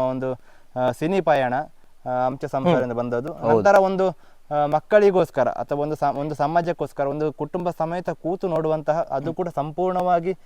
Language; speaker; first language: Kannada; non-native, local second language; Konkani